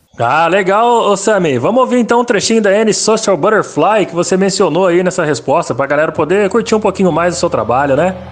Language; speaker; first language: Portuguese; native; Portuguese